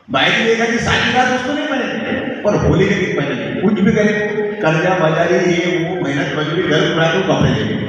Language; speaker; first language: Hindi; non-native, local second language; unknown